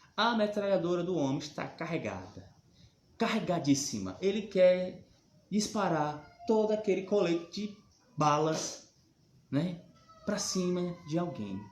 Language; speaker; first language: Portuguese; native; Portuguese